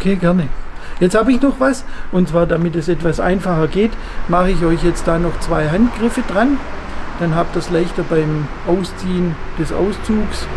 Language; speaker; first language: German; native; German